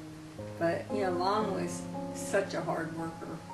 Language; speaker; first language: English; native; English